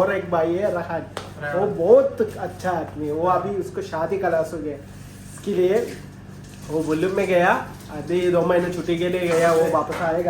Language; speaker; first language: Hindi; non-native, learner; Malayalam